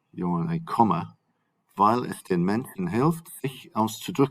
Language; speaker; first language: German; non-native, fluent; English